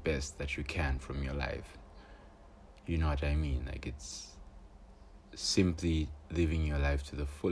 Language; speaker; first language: English; non-native, local second language; Bemba